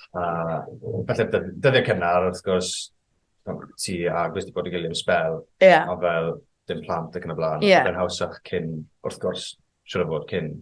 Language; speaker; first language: Welsh; native; Welsh